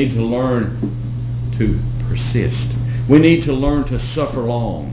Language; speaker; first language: English; native; English